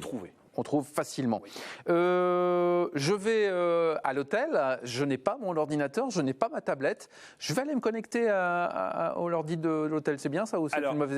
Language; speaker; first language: French; native; French